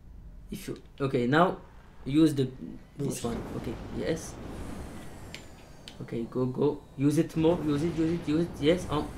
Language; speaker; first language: English; non-native, learner; French